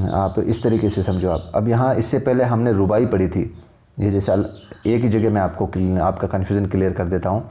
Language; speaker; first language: Urdu; native; Urdu